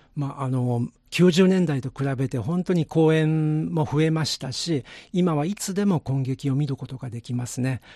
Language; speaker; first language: Japanese; native; Japanese